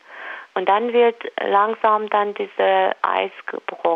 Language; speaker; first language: German; non-native, fluent; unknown